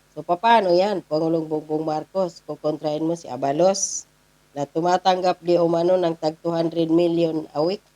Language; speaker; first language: Filipino; non-native, local second language; Cebuano